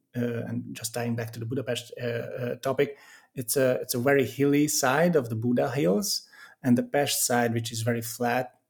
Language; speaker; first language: English; non-native, fluent; Hungarian